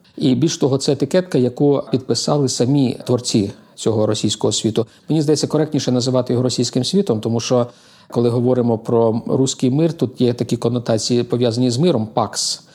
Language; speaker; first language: Ukrainian; native; Ukrainian